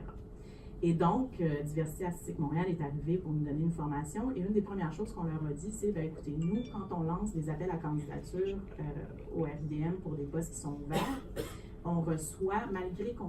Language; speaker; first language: French; native; French